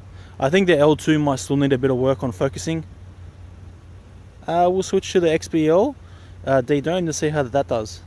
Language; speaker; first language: English; native; English